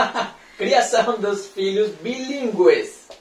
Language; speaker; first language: Portuguese; non-native, fluent; Spanish